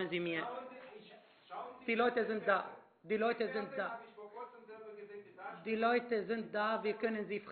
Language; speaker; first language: German; non-native, fluent; Arabic